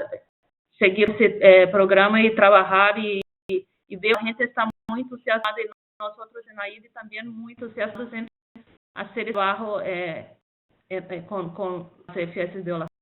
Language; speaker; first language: Spanish; non-native, fluent; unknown